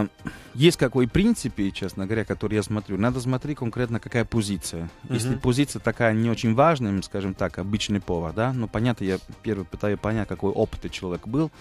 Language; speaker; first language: Russian; non-native, fluent; Italian